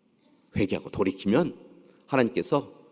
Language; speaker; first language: Korean; native; Korean